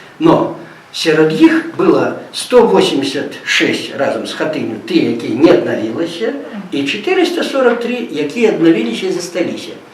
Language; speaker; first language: Belarusian; non-native, local second language; Russian